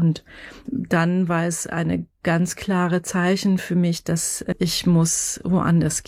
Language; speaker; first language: German; non-native, fluent; Persian